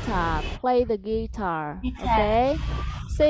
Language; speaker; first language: English; non-native, fluent; Vietnamese